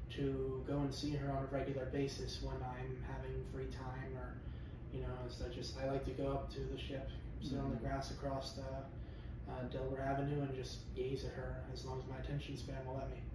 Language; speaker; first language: English; native; English